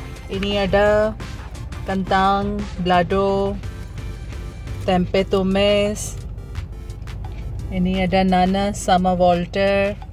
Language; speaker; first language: Indonesian; non-native, learner; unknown